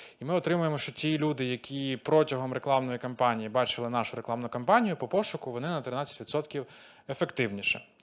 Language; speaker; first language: Ukrainian; non-native, local second language; Russian